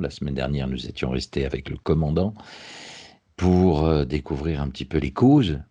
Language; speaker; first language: French; native; French